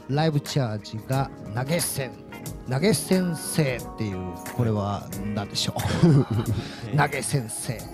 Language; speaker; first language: Japanese; native; Japanese